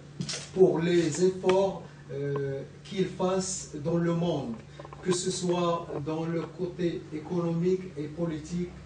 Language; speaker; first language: French; non-native, local second language; Arabic